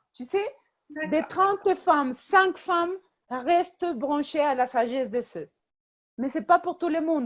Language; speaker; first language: French; non-native, fluent; Spanish